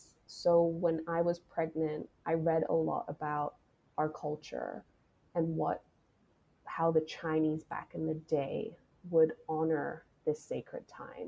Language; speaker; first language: English; non-native, local second language; Cantonese